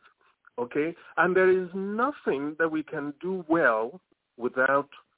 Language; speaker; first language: English; non-native, local second language; Yoruba